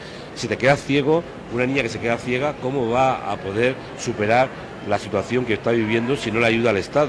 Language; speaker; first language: Spanish; native; Spanish